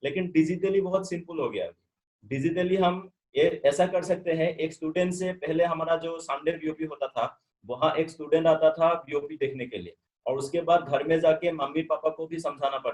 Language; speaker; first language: Hindi; non-native, local second language; Assamese